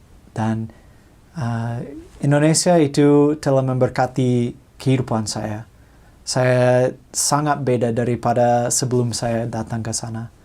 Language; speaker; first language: Indonesian; non-native, fluent; English